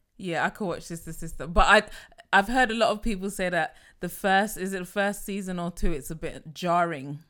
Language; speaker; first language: English; native; English